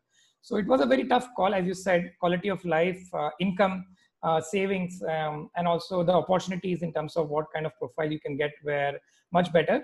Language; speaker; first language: English; non-native, local second language; Hindi